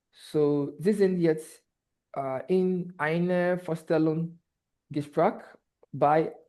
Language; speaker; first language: German; non-native, fluent; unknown